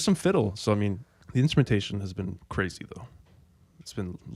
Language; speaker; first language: English; native; English